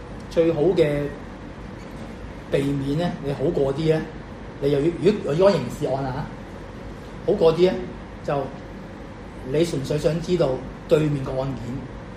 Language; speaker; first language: Cantonese; native; Cantonese